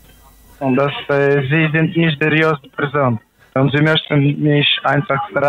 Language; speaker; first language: German; non-native, learner; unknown